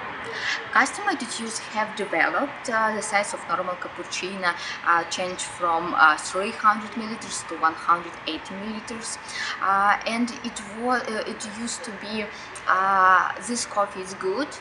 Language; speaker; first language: English; non-native, learner; Russian